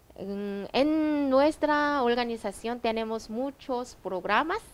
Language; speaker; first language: Spanish; non-native, learner; Korean